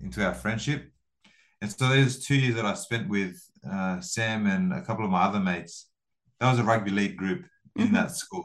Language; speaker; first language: English; early bilingual, other home language; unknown